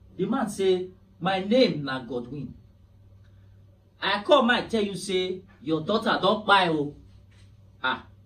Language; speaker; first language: Nigerian Pidgin; native; Nigerian Pidgin